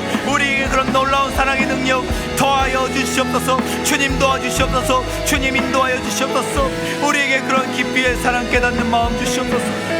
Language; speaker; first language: Korean; native; Korean